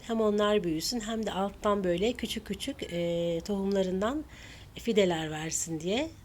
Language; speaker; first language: Turkish; native; Turkish